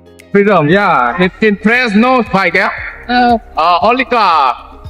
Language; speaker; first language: English; non-native, learner; Indonesian